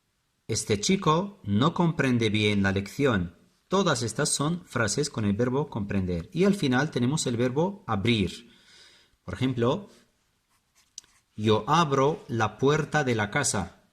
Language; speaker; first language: Spanish; non-native, fluent; Arabic